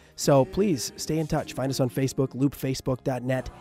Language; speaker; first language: English; native; English